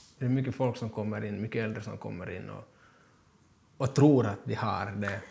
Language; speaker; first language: Swedish; native; Swedish